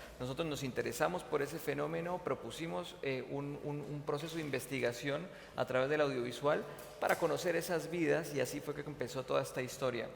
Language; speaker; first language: Spanish; native; Spanish